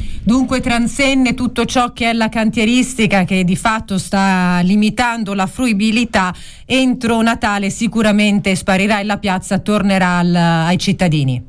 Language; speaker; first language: Italian; native; Italian